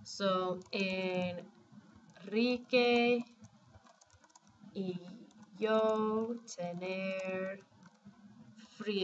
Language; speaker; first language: Spanish; non-native, fluent; English